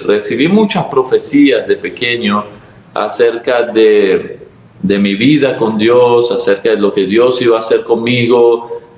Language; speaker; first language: Spanish; early bilingual, other home language; Arabic